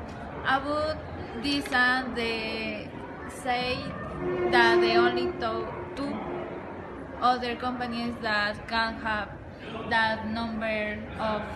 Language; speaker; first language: English; non-native, learner; Spanish